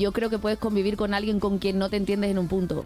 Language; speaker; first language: Spanish; native; Spanish